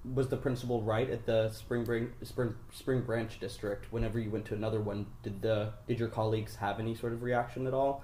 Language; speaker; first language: English; native; English